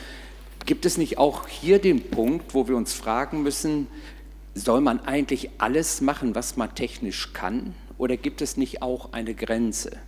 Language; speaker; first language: German; native; German